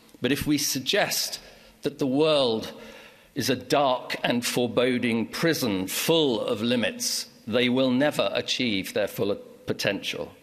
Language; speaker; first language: English; native; English